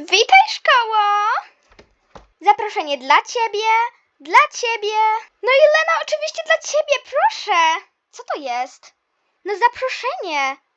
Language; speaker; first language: Polish; native; Polish